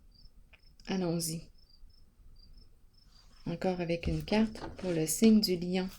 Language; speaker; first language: French; native; French